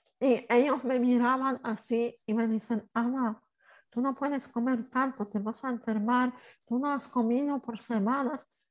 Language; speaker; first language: Spanish; non-native, fluent; Polish